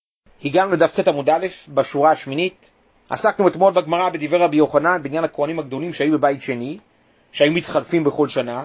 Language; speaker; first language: Hebrew; native; Hebrew